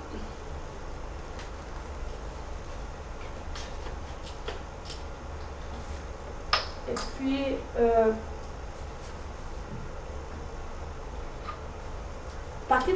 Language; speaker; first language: French; non-native, fluent; Portuguese